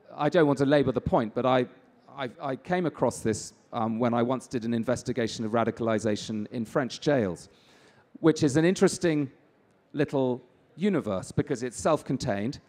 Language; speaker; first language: English; native; English